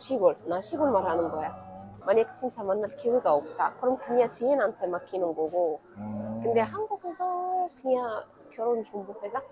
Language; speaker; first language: Korean; non-native, fluent; Arabic